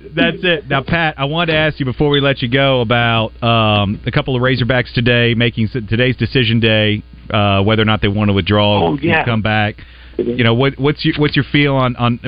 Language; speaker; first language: English; native; English